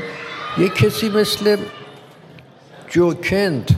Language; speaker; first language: Persian; native; Persian